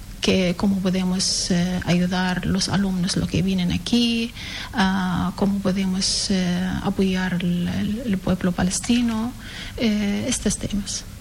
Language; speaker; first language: Spanish; non-native, learner; Arabic